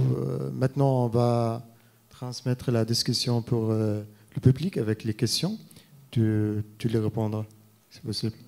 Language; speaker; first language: French; non-native, fluent; Arabic